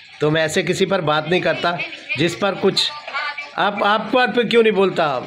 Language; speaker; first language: Urdu; non-native, local second language; Punjabi